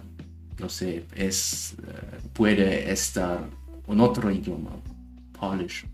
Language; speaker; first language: Spanish; non-native, learner; German